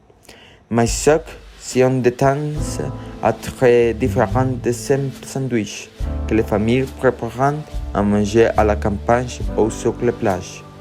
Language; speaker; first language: French; non-native, learner; Spanish